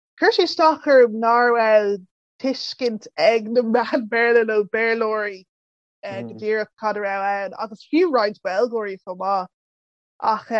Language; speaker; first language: Irish; early bilingual, other home language; English